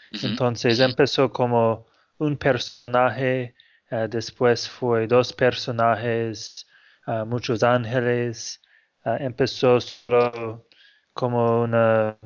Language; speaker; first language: Spanish; non-native, fluent; English